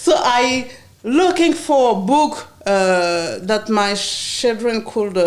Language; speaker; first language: English; non-native, learner; French